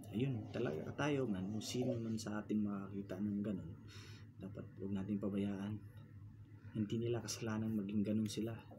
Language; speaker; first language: Filipino; non-native, local second language; Cebuano